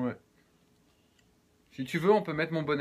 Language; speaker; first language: French; native; French